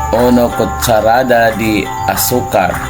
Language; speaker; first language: Spanish; non-native, learner; Filipino